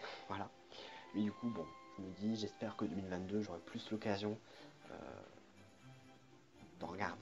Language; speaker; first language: French; native; French